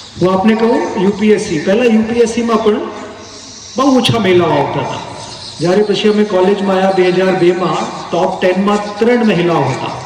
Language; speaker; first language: Gujarati; non-native, local second language; Hindi